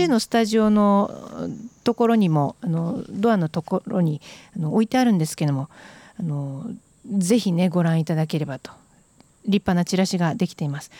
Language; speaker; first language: Japanese; native; Japanese